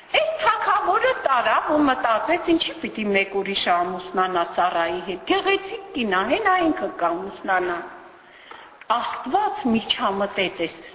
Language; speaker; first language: Armenian; native; Armenian